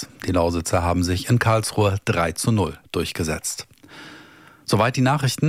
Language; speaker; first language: German; native; German